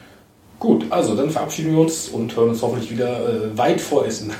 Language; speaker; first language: German; native; German